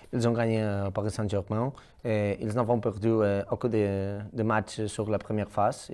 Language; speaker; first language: French; non-native, learner; Catalan